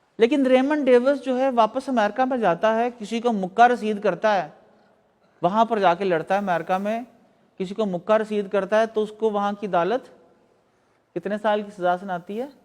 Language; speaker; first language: Urdu; non-native, local second language; Punjabi